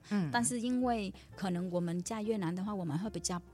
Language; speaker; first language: Chinese; non-native, fluent; Vietnamese